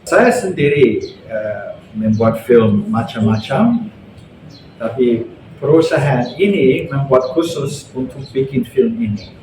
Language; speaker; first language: Indonesian; non-native, fluent; English